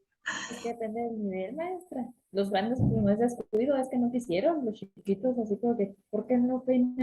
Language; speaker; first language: Spanish; native; Spanish